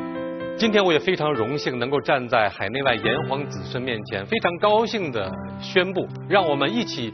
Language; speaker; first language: Chinese; native; Chinese